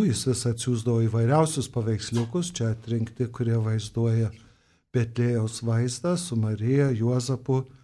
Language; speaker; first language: Lithuanian; early bilingual, heritage; Lithuanian